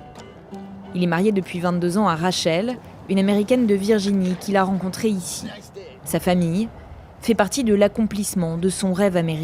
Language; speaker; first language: French; native; French